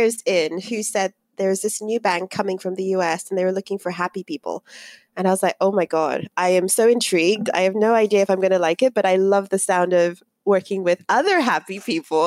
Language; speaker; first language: English; non-native, local second language; Yoruba